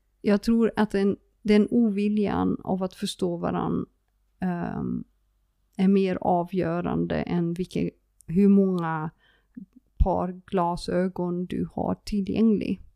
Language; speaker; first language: Swedish; non-native, fluent; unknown